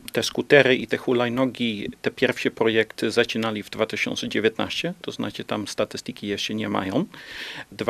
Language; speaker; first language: Polish; non-native, learner; Dutch